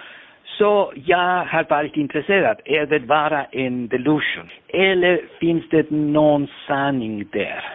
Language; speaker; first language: Swedish; non-native, fluent; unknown